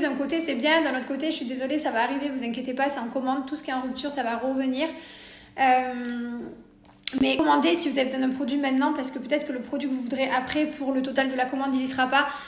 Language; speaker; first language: French; native; French